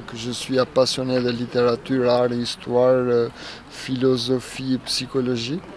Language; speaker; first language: French; non-native, fluent; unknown